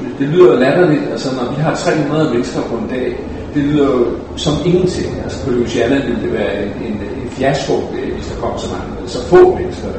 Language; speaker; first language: Danish; native; Danish